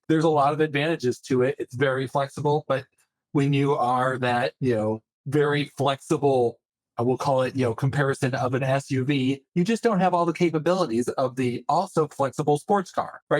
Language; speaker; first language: English; native; English